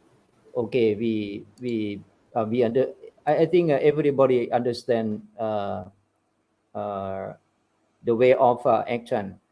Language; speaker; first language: English; non-native, fluent; Thai